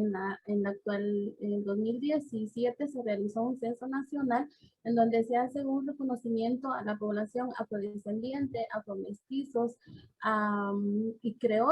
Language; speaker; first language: Spanish; native; Spanish